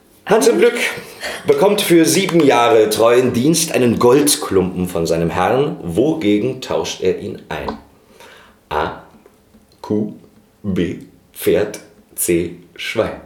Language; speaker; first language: German; native; German